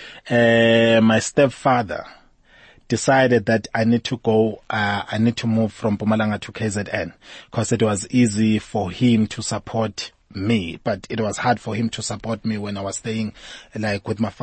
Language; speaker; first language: English; non-native, local second language; Zulu